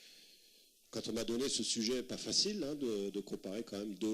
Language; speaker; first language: French; native; French